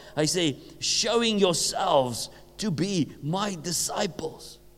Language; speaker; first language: English; non-native, local second language; Afrikaans